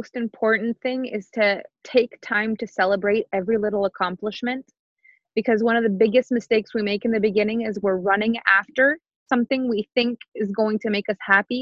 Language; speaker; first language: English; non-native, fluent; French